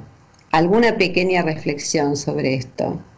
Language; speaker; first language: Spanish; native; Spanish